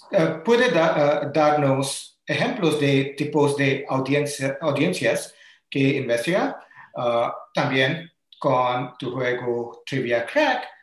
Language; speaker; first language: Spanish; non-native, learner; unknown